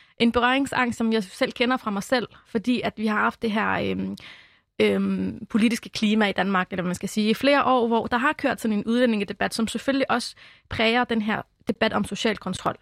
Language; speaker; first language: Danish; early bilingual, other home language; Arabic